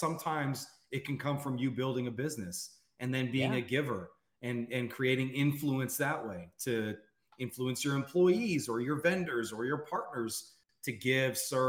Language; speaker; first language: English; native; English